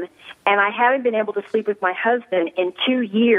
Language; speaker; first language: English; native; English